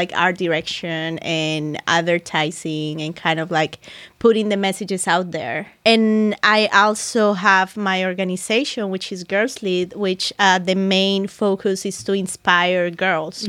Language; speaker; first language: English; non-native, fluent; Spanish